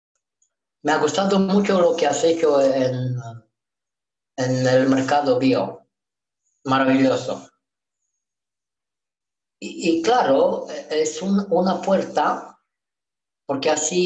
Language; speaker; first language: Spanish; non-native, learner; Romanian